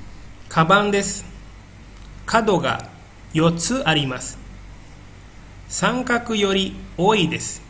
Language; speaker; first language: Japanese; non-native, fluent; Indonesian